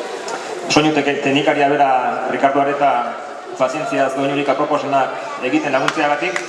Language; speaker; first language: Basque; native; Basque